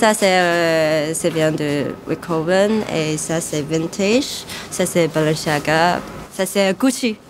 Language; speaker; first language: French; non-native, learner; Chinese